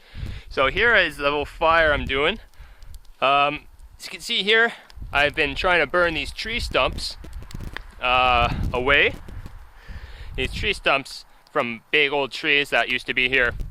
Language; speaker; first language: English; native; English